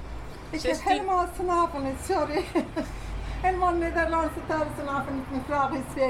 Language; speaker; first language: Dutch; non-native, learner; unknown